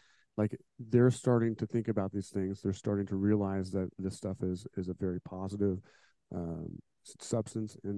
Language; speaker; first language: English; native; English